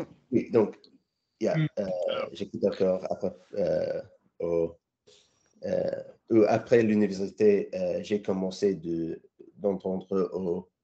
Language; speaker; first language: French; non-native, learner; English